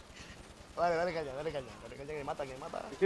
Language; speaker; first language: Spanish; native; Spanish